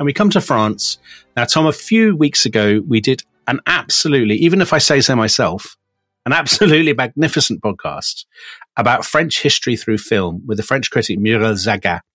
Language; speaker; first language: English; native; English